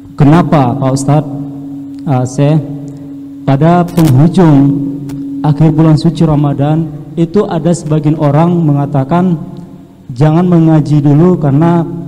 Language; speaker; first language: Indonesian; native; Indonesian